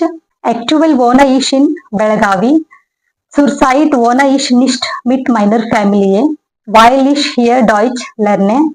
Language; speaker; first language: German; non-native, learner; Kannada